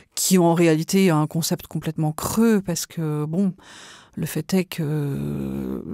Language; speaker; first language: French; native; French